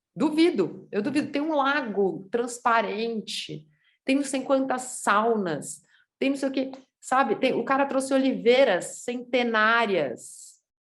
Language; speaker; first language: Portuguese; native; Portuguese